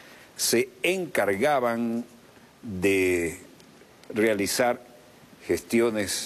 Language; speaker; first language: Spanish; native; Spanish